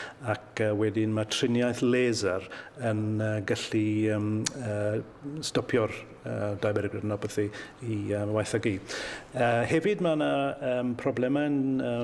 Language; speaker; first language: Welsh; native; Welsh